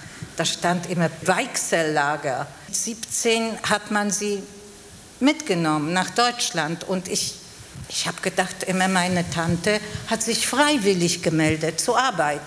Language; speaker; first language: German; non-native, fluent; Polish